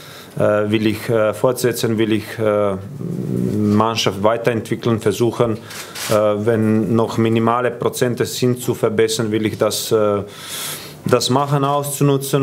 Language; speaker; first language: German; non-native, fluent; Croatian